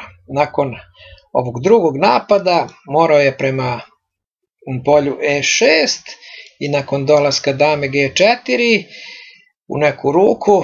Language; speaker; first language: Serbian; native; Serbian